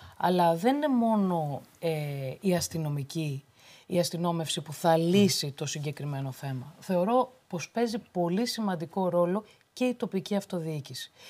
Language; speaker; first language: Greek; native; Greek